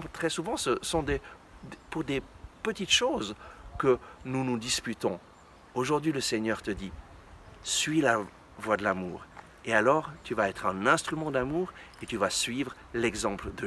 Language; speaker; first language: French; native; French